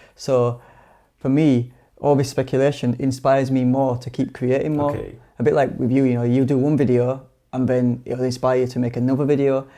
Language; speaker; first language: English; native; English